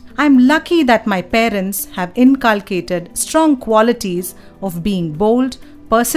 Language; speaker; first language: English; non-native, local second language; Kannada